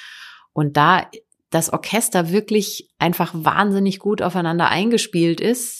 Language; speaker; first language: German; native; German